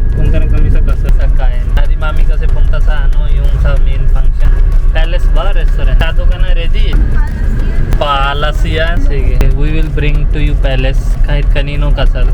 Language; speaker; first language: Filipino; non-native, learner; Punjabi